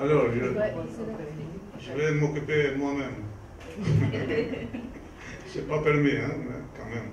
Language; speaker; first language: French; non-native, fluent; Albanian